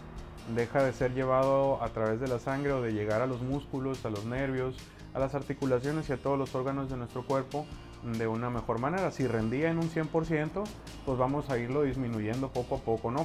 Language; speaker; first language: Spanish; native; Spanish